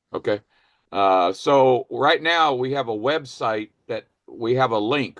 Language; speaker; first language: English; native; English